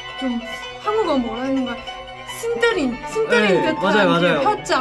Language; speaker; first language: Korean; non-native, learner; Chinese